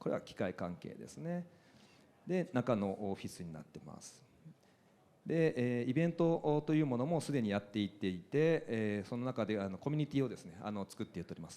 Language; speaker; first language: Japanese; native; Japanese